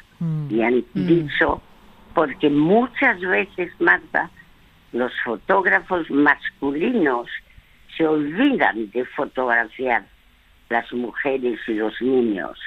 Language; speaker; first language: Spanish; early bilingual, other home language; French